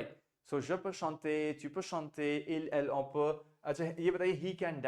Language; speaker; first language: French; non-native, fluent; Hindi